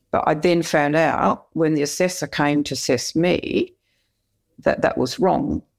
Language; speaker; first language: English; native; English